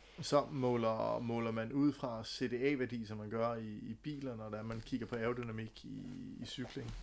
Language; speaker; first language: Danish; native; Danish